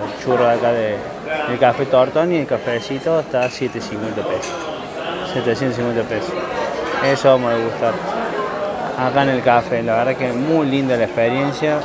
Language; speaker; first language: Spanish; native; Spanish